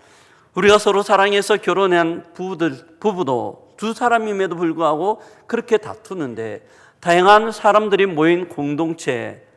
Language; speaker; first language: Korean; native; Korean